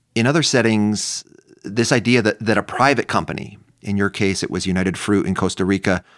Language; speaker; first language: English; non-native, fluent; Spanish